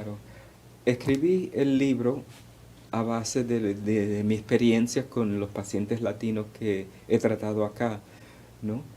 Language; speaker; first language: Spanish; early bilingual, heritage; Spanish